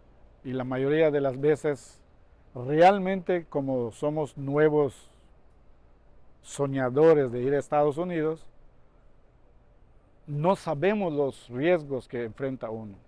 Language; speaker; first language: Spanish; non-native, local second language; Yucateco